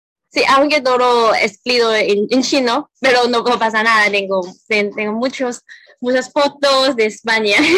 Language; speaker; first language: Spanish; non-native, learner; Cantonese